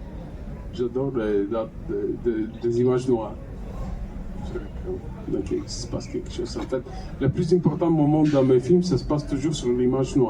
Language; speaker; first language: French; non-native, fluent; Bulgarian